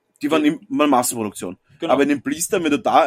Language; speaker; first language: German; native; German